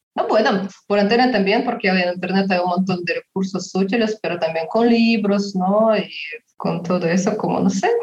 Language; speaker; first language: Spanish; non-native, fluent; Russian